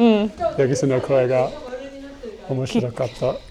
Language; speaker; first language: Japanese; non-native, learner; English